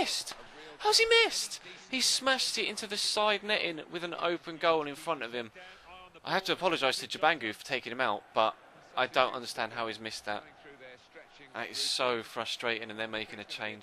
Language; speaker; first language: English; native; English